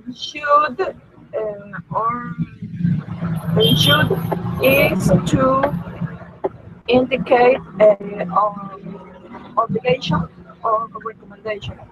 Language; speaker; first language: English; non-native, learner; Spanish